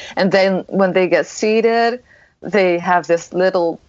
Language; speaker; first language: English; non-native, fluent; Japanese